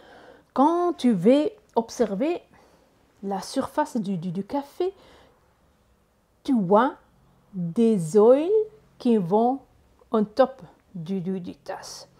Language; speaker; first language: French; non-native, learner; Italian